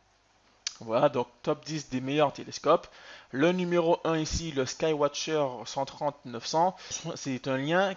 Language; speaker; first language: French; native; French